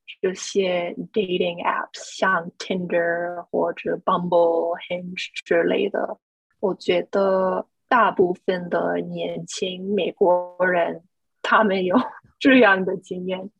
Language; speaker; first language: Chinese; non-native, fluent; English